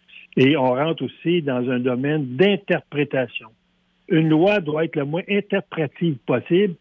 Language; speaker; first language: French; native; French